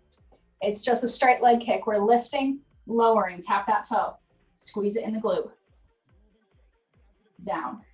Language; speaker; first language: English; native; English